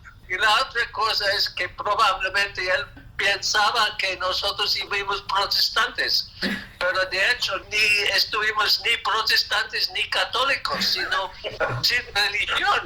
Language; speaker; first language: Spanish; non-native, fluent; English